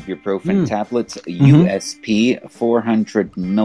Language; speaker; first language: English; native; English